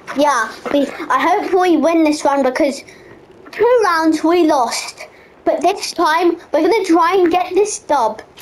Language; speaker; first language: English; native; English